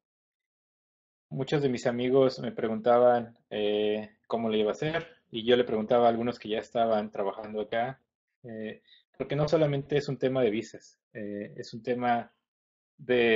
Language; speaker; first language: Spanish; native; Spanish